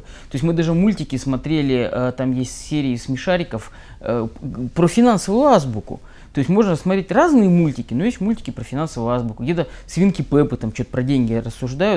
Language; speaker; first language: Russian; native; Russian